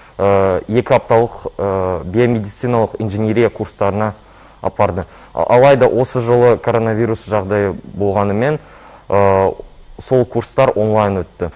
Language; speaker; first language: Kazakh; native; Kazakh